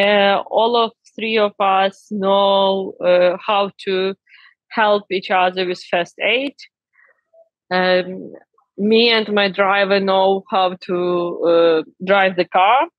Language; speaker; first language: English; non-native, learner; Ukrainian